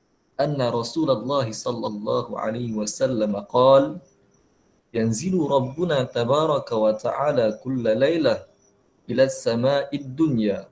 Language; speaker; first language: Arabic; non-native, fluent; Malay